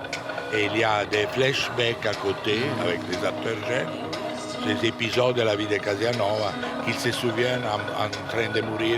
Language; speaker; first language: French; non-native, fluent; Italian